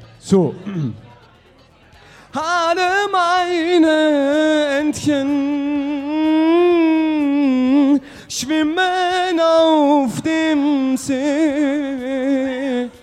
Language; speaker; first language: German; early bilingual, other home language; Turkish